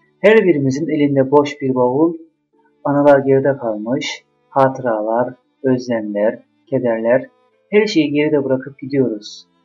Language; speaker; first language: Turkish; native; Turkish